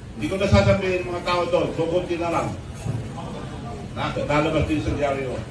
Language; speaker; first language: Filipino; non-native, local second language; Iloko